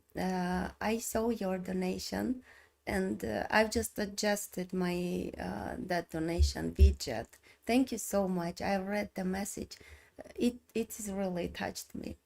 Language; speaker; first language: English; non-native, learner; Armenian